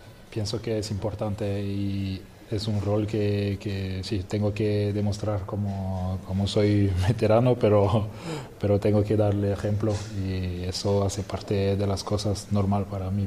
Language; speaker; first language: Spanish; non-native, fluent; French